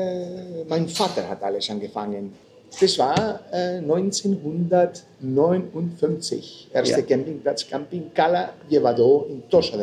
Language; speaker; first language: German; non-native, fluent; Spanish